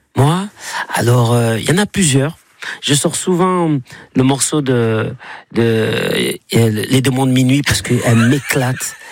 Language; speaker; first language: French; native; French